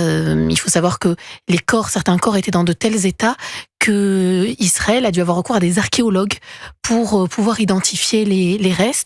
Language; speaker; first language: French; native; French